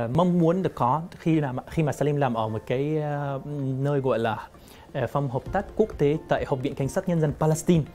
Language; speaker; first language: Vietnamese; non-native, fluent; Arabic